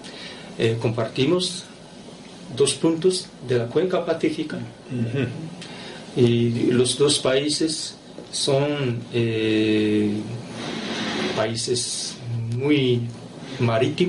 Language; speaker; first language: Spanish; non-native, fluent; Japanese